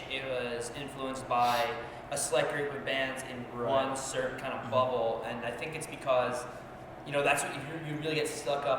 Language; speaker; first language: English; native; English